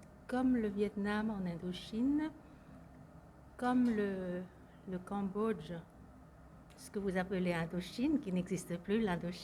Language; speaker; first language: French; non-native, fluent; Lao